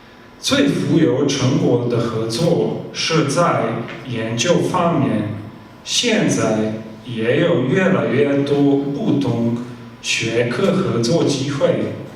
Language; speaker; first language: Chinese; non-native, fluent; Slovenian